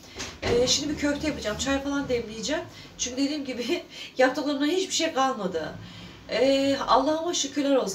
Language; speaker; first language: Turkish; native; Turkish